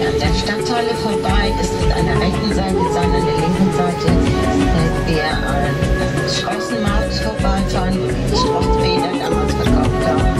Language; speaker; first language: German; non-native, fluent; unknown